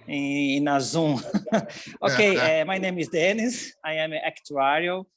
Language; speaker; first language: English; non-native, learner; Portuguese